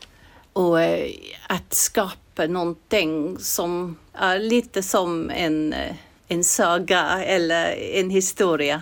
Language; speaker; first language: Swedish; non-native, fluent; English